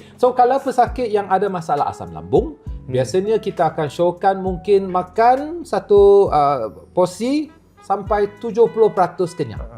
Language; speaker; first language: Malay; non-native, local second language; Chinese